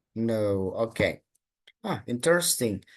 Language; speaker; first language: English; non-native, local second language; Indonesian